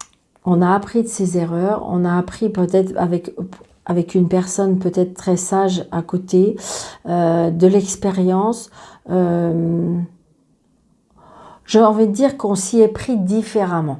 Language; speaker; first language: French; native; French